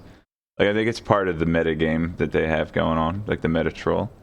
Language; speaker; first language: English; native; English